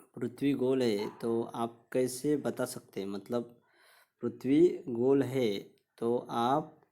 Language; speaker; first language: Hindi; non-native, local second language; Marathi